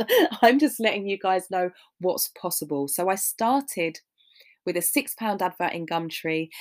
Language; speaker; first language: English; native; English